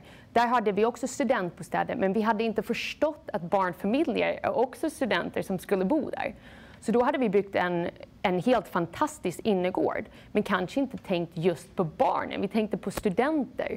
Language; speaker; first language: Swedish; non-native, fluent; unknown